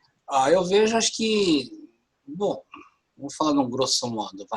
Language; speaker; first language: Portuguese; native; Portuguese